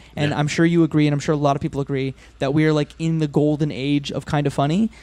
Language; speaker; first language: English; native; English